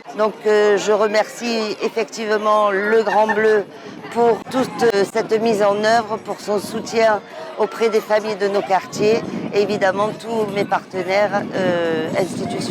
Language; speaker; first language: French; native; French